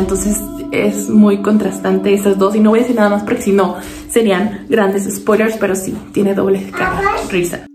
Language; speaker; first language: Spanish; native; Spanish